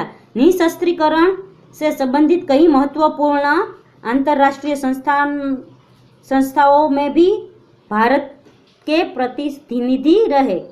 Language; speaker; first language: Hindi; non-native, local second language; Gujarati